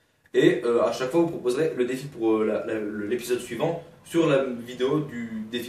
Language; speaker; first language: French; native; French